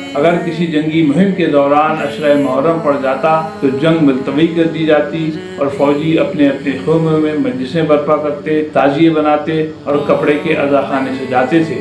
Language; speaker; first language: Urdu; native; Urdu